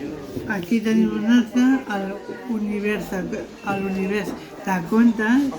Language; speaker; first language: Catalan; non-native, local second language; Spanish